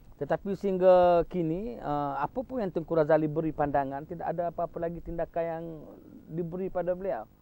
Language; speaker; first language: Malay; native; Malay